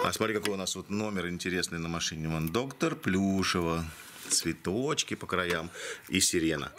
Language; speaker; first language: Russian; native; Russian